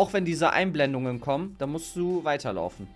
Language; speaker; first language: German; native; German